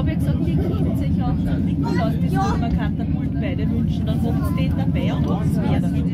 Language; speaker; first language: German; native; German